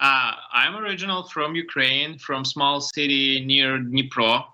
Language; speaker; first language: English; non-native, learner; Ukrainian